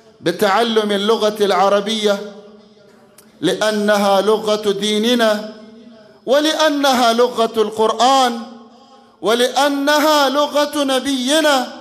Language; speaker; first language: Arabic; non-native, fluent; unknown